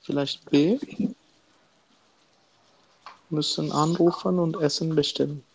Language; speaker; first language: German; non-native, learner; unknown